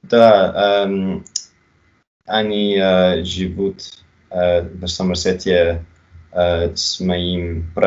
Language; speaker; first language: Russian; non-native, learner; English